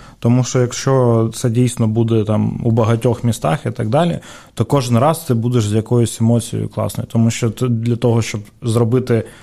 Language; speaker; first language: Ukrainian; native; Ukrainian